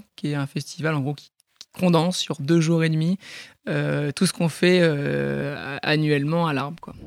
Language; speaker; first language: French; native; French